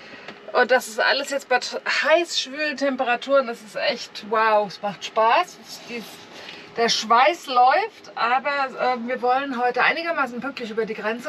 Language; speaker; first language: German; native; German